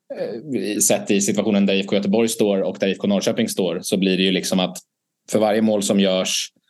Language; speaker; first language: Swedish; native; Swedish